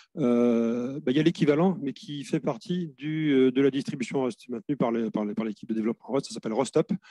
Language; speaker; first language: French; native; French